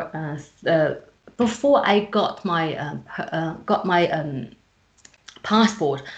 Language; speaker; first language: English; non-native, fluent; Chinese